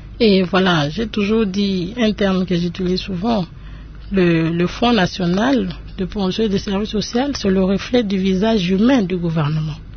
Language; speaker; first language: French; non-native, local second language; Lingala